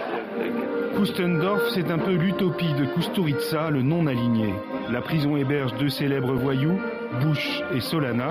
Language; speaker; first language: French; native; French